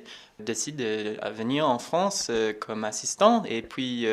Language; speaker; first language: French; non-native, fluent; English